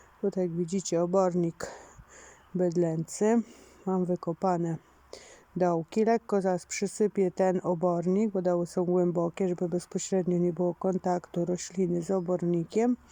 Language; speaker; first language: Polish; native; Polish